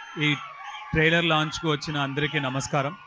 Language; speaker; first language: Telugu; non-native, learner; Tamil